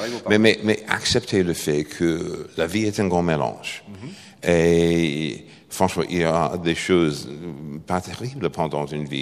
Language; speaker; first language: French; non-native, fluent; English